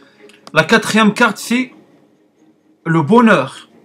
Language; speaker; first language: French; non-native, learner; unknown